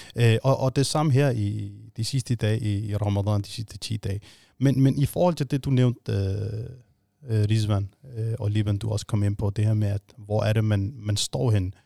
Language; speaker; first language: Danish; non-native, fluent; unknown